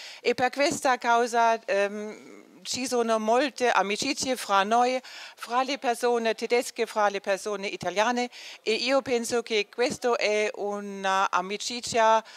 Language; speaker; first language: Italian; non-native, learner; German